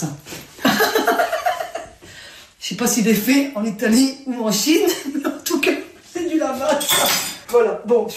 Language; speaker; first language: French; native; French